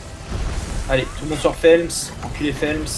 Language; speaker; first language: French; native; French